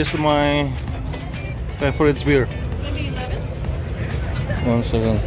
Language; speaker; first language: English; non-native, learner; Indonesian